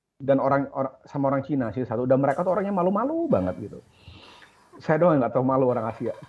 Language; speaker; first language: Indonesian; native; Indonesian